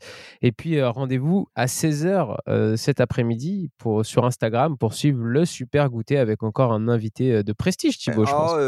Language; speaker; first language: French; native; French